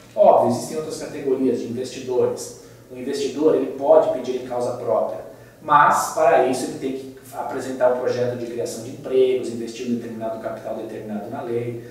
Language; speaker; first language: Portuguese; native; Portuguese